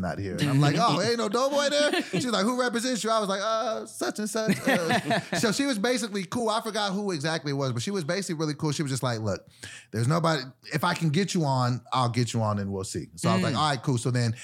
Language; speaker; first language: English; native; English